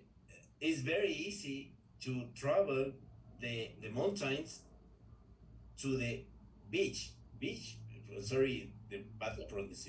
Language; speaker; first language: English; non-native, learner; Spanish